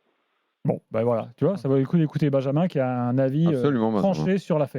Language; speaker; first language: French; native; French